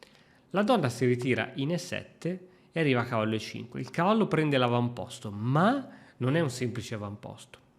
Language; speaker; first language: Italian; native; Italian